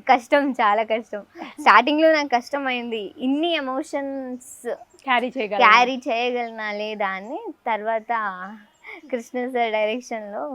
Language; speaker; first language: Telugu; non-native, learner; Kannada